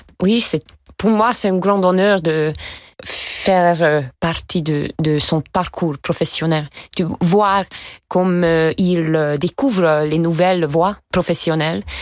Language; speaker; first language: French; non-native, fluent; Hungarian